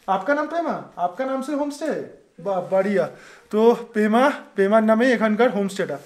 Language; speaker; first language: Hindi; non-native, local second language; Bangla